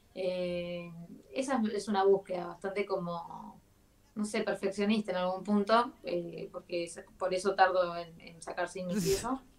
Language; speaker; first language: Spanish; native; Spanish